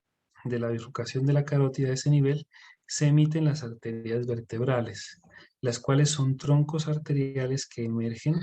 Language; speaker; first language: Spanish; native; Spanish